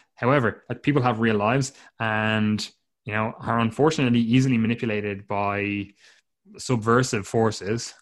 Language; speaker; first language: English; native; English